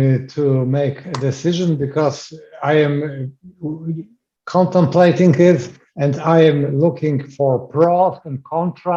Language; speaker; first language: English; non-native, fluent; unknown